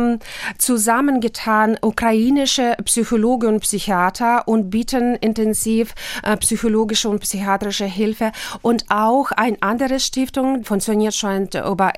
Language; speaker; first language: German; non-native, fluent; Ukrainian